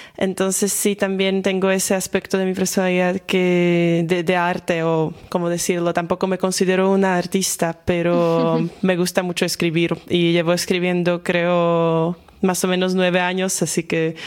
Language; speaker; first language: Spanish; non-native, fluent; Slovak